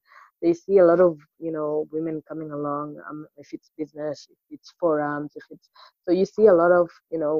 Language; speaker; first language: English; non-native, local second language; Swahili